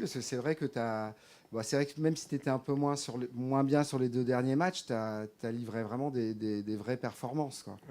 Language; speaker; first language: French; native; French